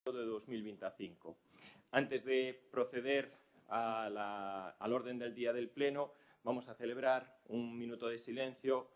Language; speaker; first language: Spanish; native; Spanish